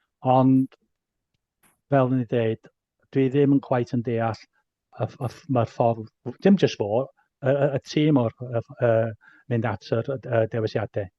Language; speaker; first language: Welsh; native; Welsh